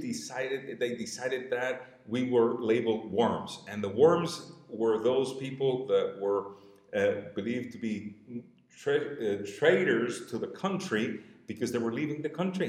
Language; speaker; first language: English; non-native, fluent; Spanish